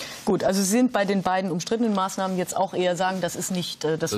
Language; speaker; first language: German; native; German